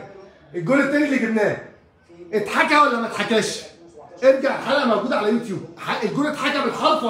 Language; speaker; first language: Arabic; native; Arabic